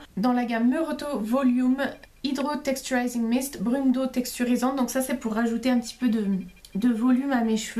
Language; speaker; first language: French; native; French